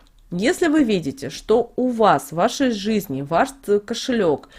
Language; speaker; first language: Russian; native; Russian